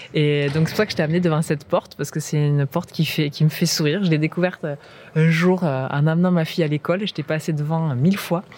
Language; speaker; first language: French; native; French